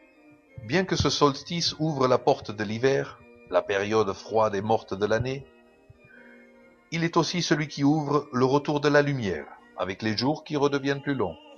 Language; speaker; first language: French; native; French